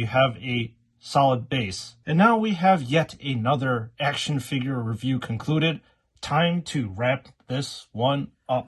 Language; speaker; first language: English; native; English